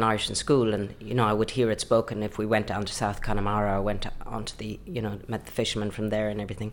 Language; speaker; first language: English; native; English